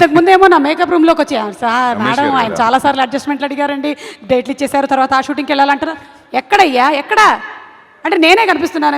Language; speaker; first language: Telugu; native; Telugu